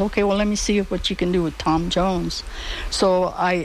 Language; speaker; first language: English; native; English